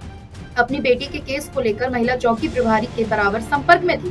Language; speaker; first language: Hindi; native; Hindi